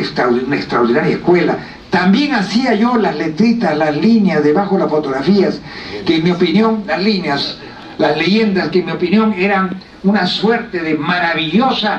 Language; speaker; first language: Spanish; native; Spanish